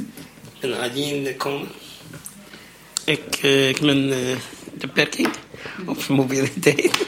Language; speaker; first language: Dutch; non-native, learner; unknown